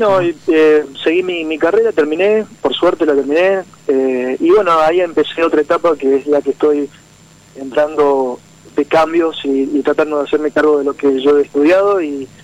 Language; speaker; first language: Spanish; native; Spanish